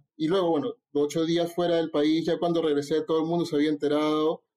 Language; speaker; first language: Spanish; native; Spanish